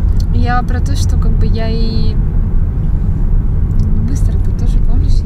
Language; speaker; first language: Russian; native; Russian